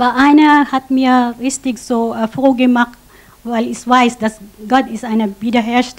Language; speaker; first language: German; non-native, fluent; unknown